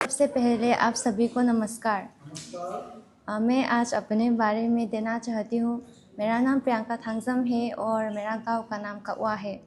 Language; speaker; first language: Hindi; non-native, learner; Manipuri